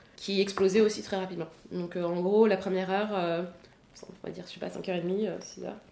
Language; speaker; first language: French; native; French